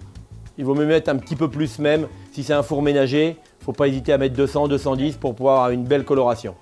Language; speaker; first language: French; native; French